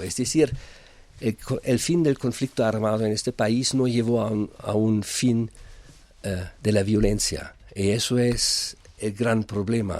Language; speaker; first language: Spanish; non-native, fluent; German